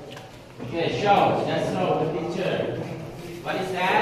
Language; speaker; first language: English; non-native, learner; Indonesian